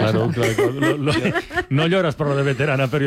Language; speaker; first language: Spanish; native; Spanish